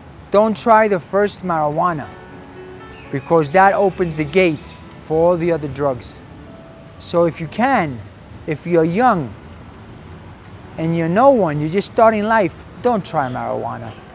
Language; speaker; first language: English; early bilingual, other home language; Spanish